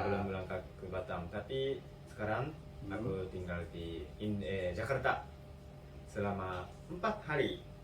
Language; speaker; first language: Indonesian; non-native, learner; Japanese